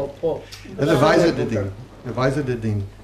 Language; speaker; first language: Albanian; non-native, learner; English